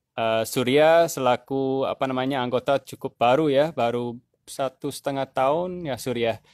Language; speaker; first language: Indonesian; non-native, fluent; English